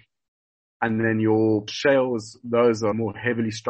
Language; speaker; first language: English; native; English